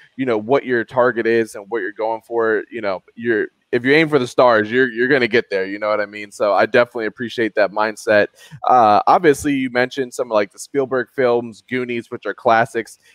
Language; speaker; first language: English; native; English